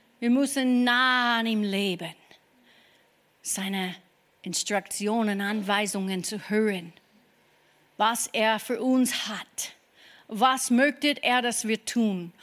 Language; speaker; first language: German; non-native, fluent; English